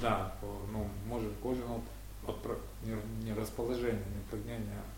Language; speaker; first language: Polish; non-native, learner; Ukrainian